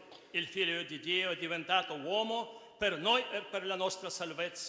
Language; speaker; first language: Italian; non-native, fluent; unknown